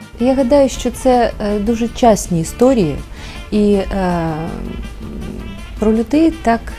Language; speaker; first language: Ukrainian; non-native, local second language; Russian